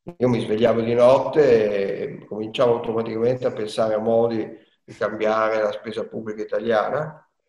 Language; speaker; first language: Italian; native; Italian